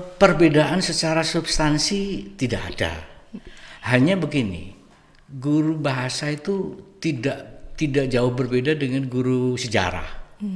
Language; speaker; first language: Indonesian; native; Indonesian